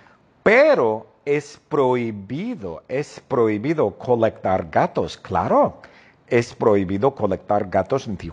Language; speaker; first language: Spanish; non-native, fluent; English